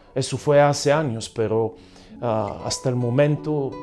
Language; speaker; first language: Spanish; non-native, fluent; Bulgarian